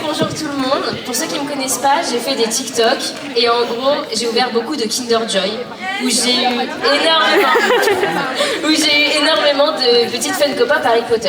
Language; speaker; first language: French; native; French